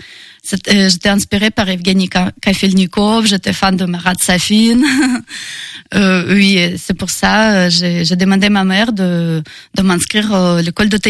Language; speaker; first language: French; non-native, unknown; Russian